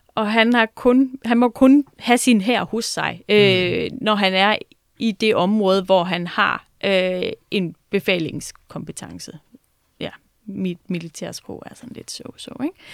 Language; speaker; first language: Danish; native; Danish